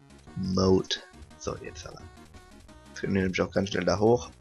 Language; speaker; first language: German; native; German